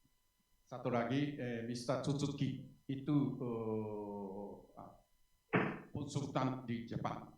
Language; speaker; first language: Indonesian; non-native, learner; Japanese